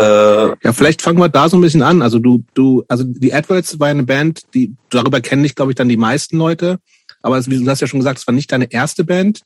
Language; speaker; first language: German; native; German